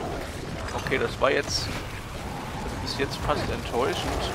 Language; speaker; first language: German; native; German